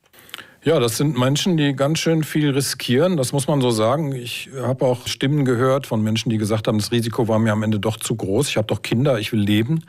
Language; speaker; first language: German; native; German